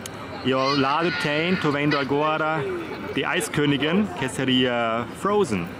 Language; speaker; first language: Portuguese; non-native, fluent; German